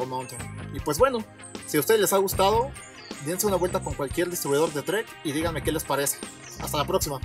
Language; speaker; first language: Spanish; native; Spanish